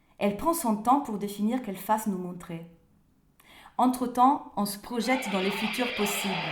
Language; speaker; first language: French; non-native, fluent; Italian